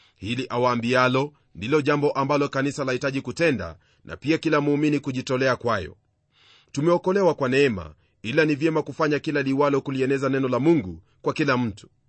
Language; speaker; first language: Swahili; non-native, local second language; Luyia